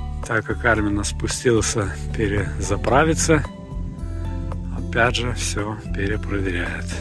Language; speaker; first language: Russian; native; Russian